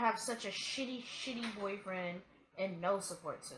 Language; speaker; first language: English; native; English